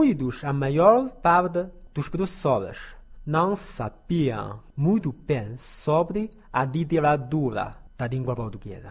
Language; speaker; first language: Portuguese; non-native, learner; Chinese